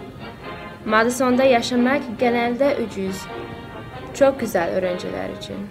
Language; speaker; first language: Turkish; non-native, learner; English